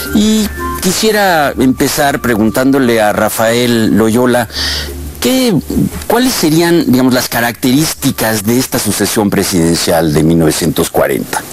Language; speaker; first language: Spanish; native; Spanish